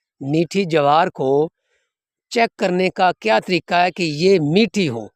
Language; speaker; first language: Urdu; non-native, local second language; Punjabi